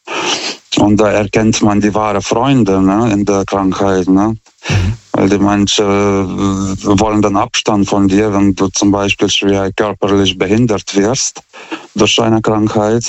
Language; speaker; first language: German; non-native, fluent; Lithuanian